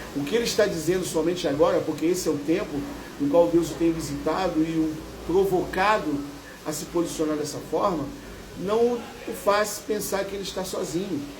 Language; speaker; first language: Portuguese; native; Portuguese